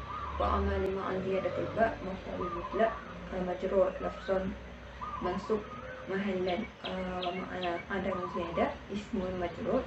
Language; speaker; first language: Arabic; non-native, learner; Malay